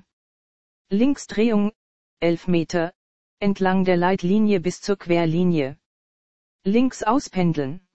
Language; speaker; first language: German; native; German